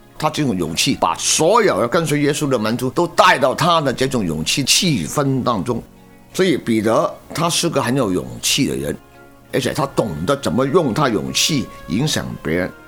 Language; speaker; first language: Chinese; non-native, local second language; Cantonese